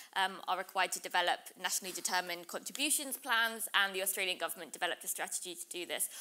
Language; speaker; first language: English; native; English